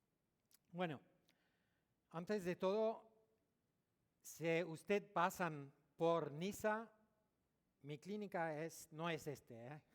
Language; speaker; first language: Spanish; non-native, learner; French